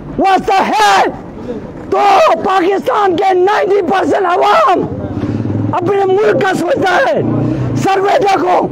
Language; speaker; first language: Urdu; non-native, local second language; Balti